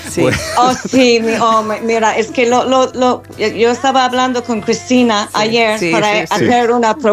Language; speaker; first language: Spanish; non-native, learner; English